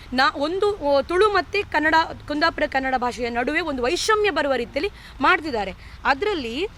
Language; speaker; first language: Kannada; non-native, local second language; Tulu